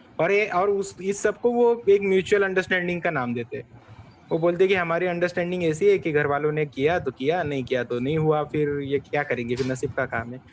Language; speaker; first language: Hindi; non-native, local second language; Marathi